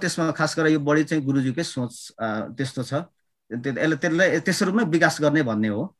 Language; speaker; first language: Nepali; non-native, local second language; Limbu